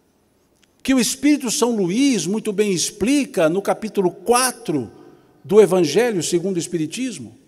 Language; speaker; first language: Portuguese; native; Portuguese